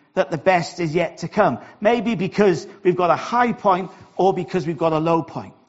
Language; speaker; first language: English; native; English